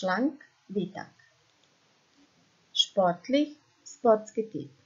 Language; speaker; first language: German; non-native, fluent; Croatian